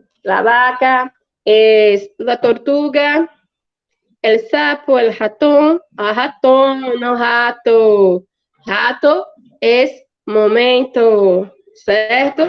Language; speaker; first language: Spanish; non-native, fluent; Portuguese